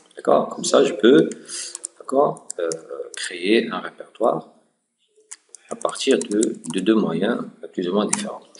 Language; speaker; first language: French; non-native, local second language; Arabic